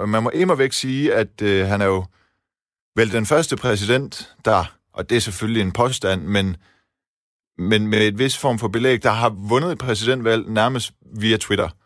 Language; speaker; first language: Danish; early bilingual, other home language; Persian